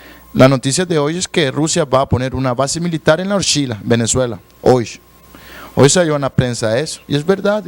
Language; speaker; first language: Portuguese; non-native, learner; Spanish